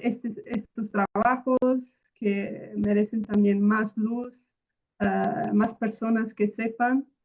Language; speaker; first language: Spanish; non-native, fluent; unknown